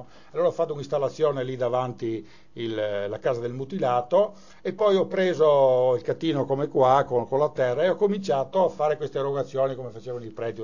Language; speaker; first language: Italian; native; Italian